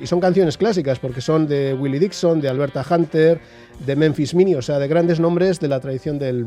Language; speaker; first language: Spanish; native; Spanish